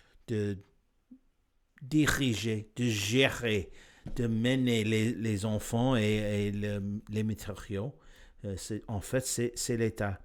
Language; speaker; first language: French; non-native, learner; English